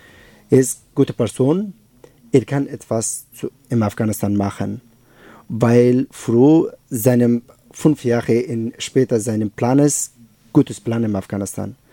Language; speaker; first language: German; non-native, learner; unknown